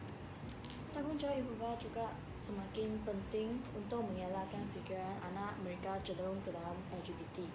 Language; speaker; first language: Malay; non-native, local second language; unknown